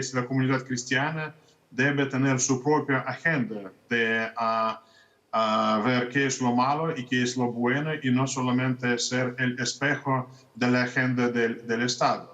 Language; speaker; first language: Spanish; non-native, fluent; Russian